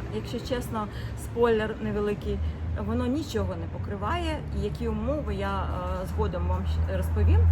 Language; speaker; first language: Ukrainian; non-native, local second language; Russian